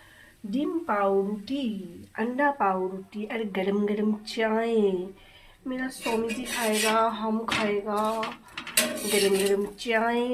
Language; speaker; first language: Hindi; non-native, local second language; Bangla